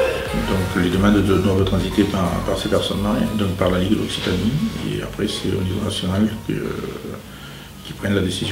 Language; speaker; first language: French; native; French